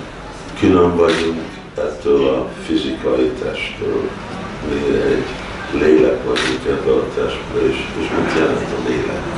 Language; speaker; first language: Hungarian; early bilingual, heritage; Hungarian